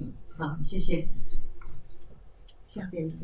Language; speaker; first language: Chinese; non-native, fluent; Czech